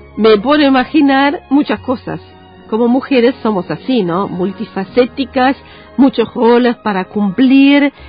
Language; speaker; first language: Spanish; non-native, fluent; German